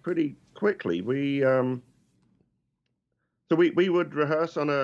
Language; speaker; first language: English; native; English